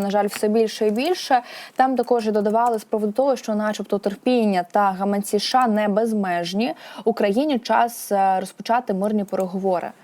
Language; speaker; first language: Ukrainian; native; Ukrainian